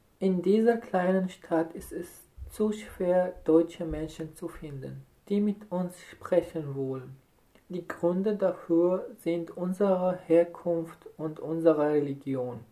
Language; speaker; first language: German; non-native, fluent; Arabic